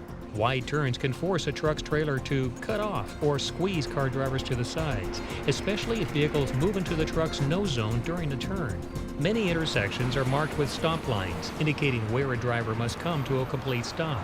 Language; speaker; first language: English; native; English